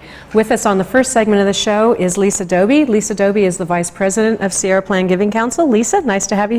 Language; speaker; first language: English; native; English